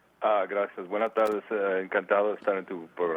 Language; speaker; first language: Spanish; early bilingual, heritage; Spanish